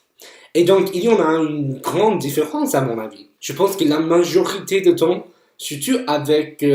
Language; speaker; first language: French; non-native, fluent; English